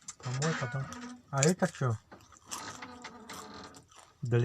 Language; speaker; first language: Russian; non-native, learner; Tajik